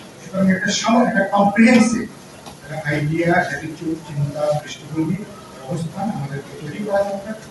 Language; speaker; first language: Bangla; native; Bangla